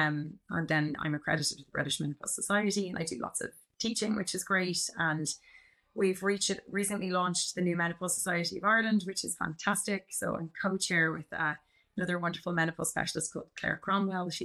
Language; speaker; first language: English; native; English